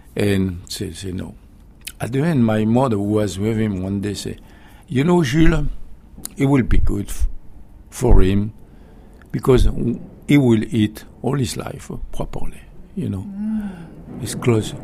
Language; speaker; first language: English; non-native, learner; French